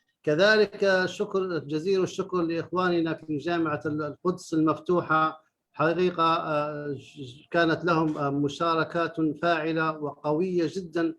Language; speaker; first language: Arabic; native; Arabic